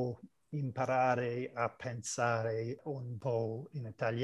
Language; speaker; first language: Italian; non-native, learner; English